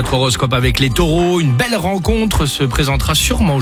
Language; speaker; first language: French; native; French